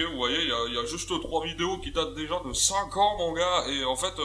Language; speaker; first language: French; native; French